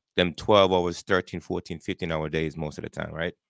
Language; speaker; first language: English; non-native, local second language; Jamaican Creole English